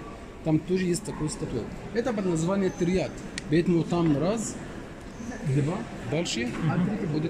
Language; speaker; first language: Russian; non-native, learner; Arabic